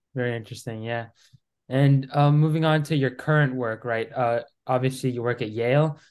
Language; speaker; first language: English; non-native, fluent; Greek